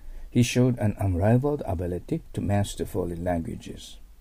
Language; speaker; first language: English; non-native, fluent; Japanese